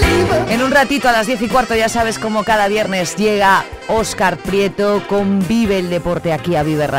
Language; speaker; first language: Spanish; native; Spanish